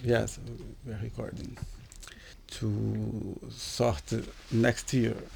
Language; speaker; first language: English; non-native, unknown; Portuguese